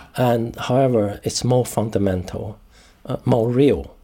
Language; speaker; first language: English; non-native, fluent; Chinese